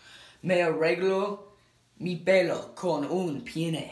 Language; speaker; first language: Spanish; non-native, learner; English